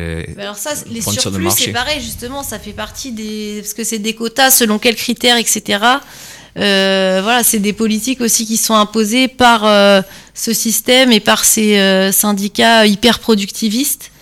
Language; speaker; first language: French; native; French